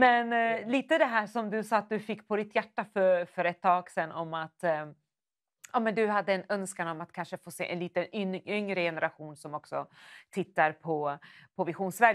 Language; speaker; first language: Swedish; native; Swedish